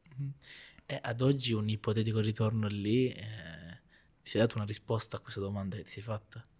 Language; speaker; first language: Italian; native; Italian